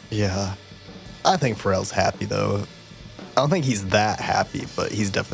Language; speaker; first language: English; native; English